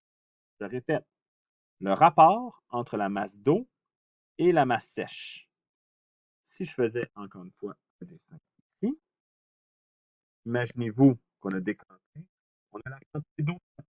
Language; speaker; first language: French; native; French